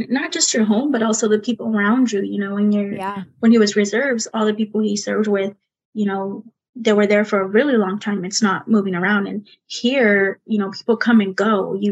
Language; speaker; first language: English; early bilingual, other home language; Spanish